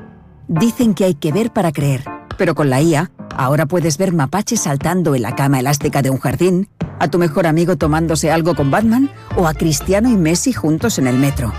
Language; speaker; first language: Spanish; native; Spanish